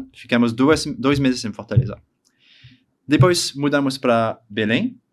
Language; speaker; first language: Portuguese; non-native, learner; French